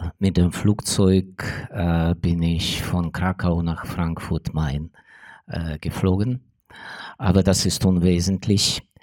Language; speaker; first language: German; non-native, fluent; Ukrainian